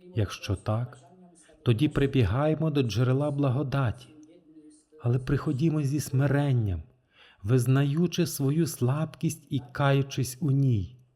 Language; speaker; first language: Ukrainian; non-native, fluent; French